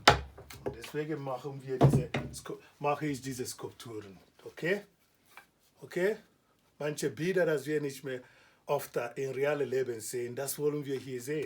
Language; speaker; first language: German; non-native, learner; Igbo